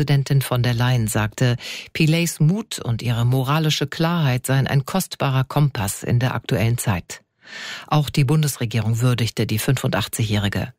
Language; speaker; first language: German; native; German